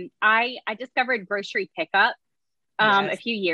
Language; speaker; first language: English; native; English